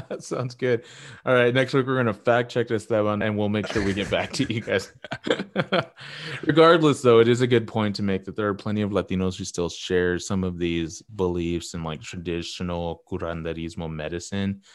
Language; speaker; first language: English; early bilingual, other home language; Spanish